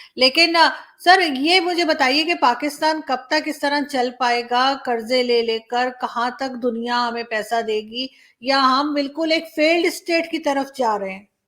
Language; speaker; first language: Urdu; native; Urdu